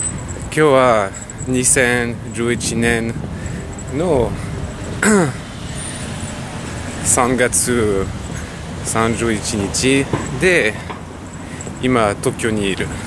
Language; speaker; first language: Japanese; non-native, fluent; French